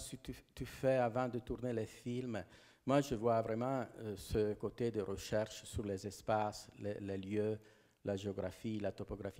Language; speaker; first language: French; non-native, fluent; Portuguese